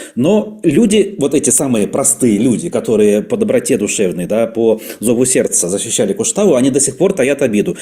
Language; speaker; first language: Russian; native; Russian